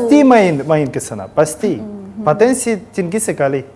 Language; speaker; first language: Indonesian; non-native, learner; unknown